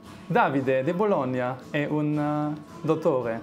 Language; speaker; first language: Italian; non-native, learner; German